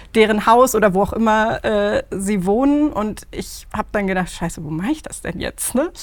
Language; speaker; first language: German; native; German